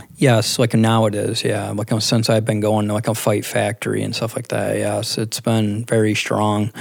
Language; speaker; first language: English; native; English